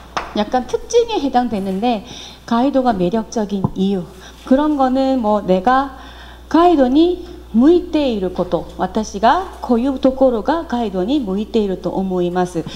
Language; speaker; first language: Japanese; non-native, fluent; Korean